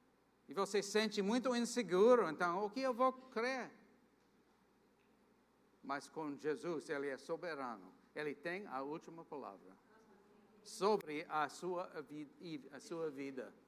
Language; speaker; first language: Portuguese; non-native, fluent; English